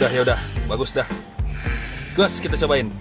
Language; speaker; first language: Indonesian; native; Indonesian